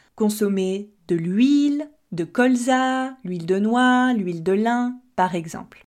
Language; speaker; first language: French; native; French